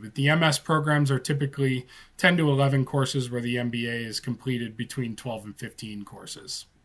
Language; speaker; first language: English; native; English